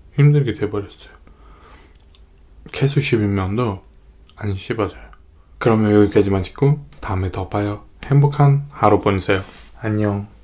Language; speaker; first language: Korean; non-native, fluent; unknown